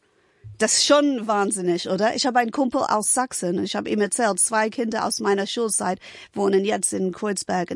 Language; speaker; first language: German; non-native, fluent; English